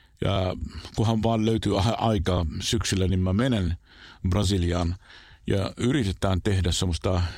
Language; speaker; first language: Finnish; non-native, fluent; Arabic